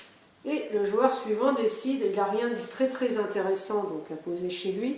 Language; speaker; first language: French; native; French